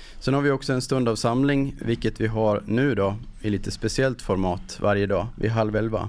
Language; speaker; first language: Swedish; native; Swedish